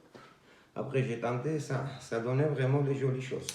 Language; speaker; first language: French; non-native, fluent; Georgian